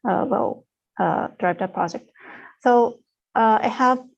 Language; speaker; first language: English; non-native, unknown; Japanese